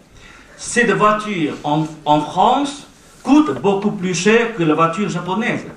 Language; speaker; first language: French; non-native, fluent; Chinese